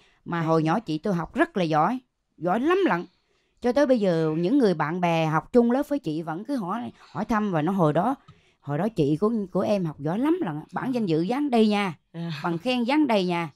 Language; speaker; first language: Vietnamese; native; Vietnamese